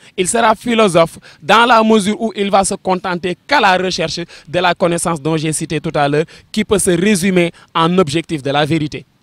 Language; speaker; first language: French; non-native, local second language; Wolof